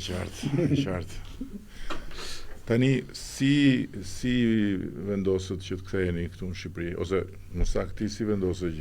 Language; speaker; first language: Albanian; native; Albanian